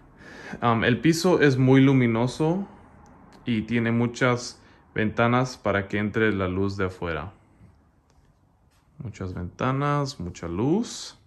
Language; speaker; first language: Spanish; non-native, learner; English